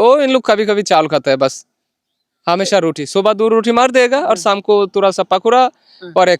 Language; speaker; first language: Hindi; non-native, learner; Bangla